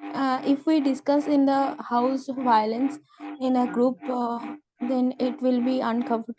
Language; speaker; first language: English; non-native, learner; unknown